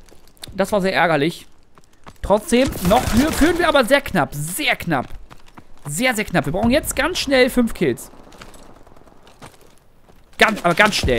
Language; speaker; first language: German; native; German